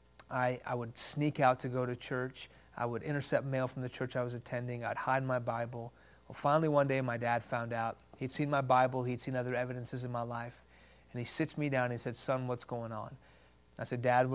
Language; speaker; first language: English; early bilingual, other home language; Persian